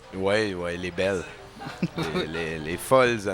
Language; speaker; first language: French; native; French